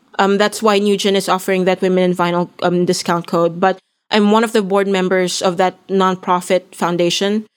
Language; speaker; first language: English; non-native, local second language; Filipino